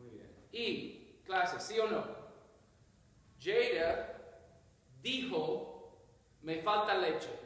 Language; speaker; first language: Spanish; non-native, fluent; English